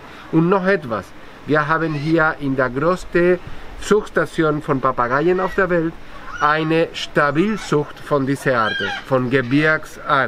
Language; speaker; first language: German; non-native, fluent; Spanish